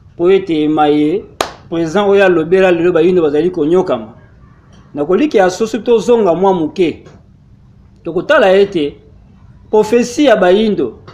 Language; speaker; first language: Lingala; non-native, local second language; Kongo